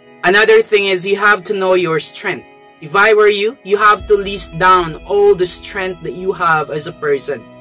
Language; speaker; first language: English; non-native, local second language; Filipino